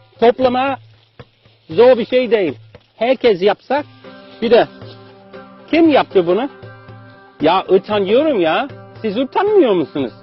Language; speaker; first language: Turkish; non-native, fluent; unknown